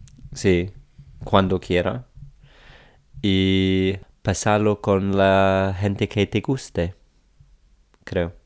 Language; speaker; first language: Spanish; non-native, fluent; English